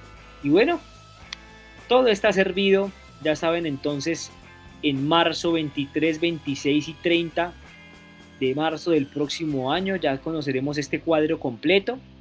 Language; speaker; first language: Spanish; native; Spanish